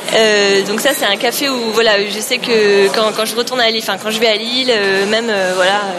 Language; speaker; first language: French; native; French